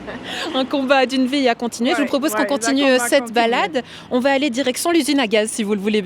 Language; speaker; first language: French; native; French